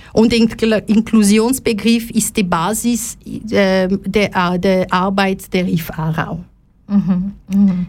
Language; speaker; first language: German; non-native, fluent; Lingala